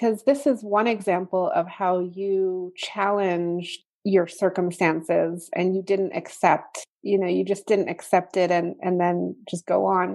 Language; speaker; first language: English; native; English